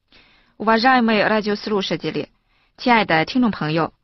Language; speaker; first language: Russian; non-native, fluent; Chinese